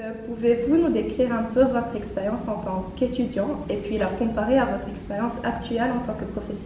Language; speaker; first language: French; native; French